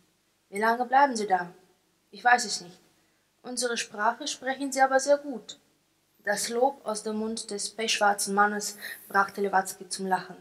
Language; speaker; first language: German; non-native, fluent; Ukrainian